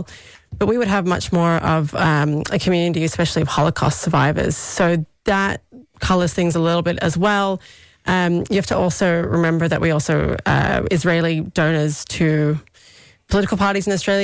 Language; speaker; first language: English; native; English